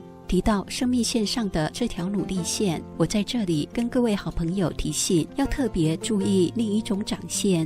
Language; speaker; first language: Chinese; native; Chinese